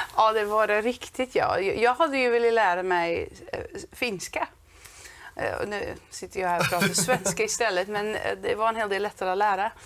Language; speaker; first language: Swedish; non-native, fluent; Dutch